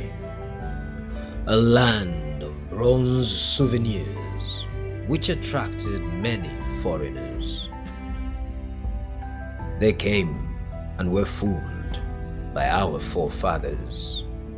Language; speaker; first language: English; non-native, local second language; Esan